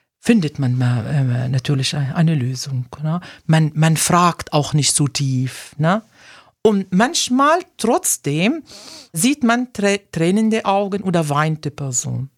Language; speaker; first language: German; non-native, fluent; Arabic